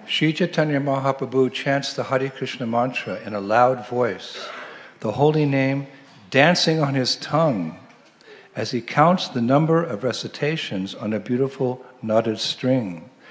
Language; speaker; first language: English; native; English